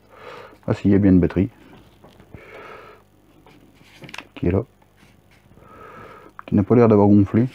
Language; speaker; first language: French; native; French